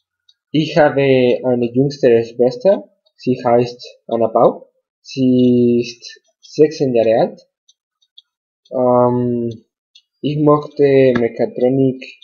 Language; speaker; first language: German; non-native, learner; Spanish